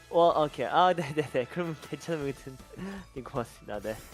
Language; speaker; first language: Korean; early bilingual, heritage; Korean